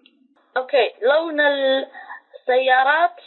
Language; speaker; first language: Arabic; non-native, learner; Tigrinya